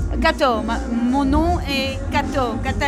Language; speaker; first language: French; non-native, learner; Dutch